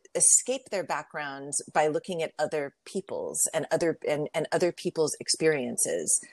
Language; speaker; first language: English; native; English